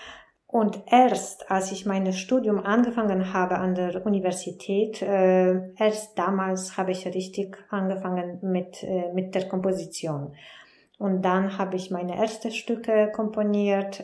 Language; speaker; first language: German; non-native, fluent; Polish